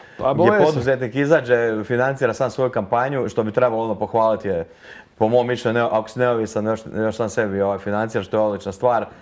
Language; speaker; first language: Croatian; native; Croatian